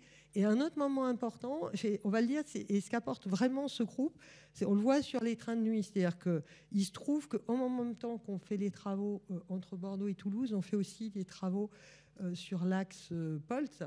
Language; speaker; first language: French; native; French